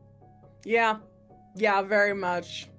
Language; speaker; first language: English; native; English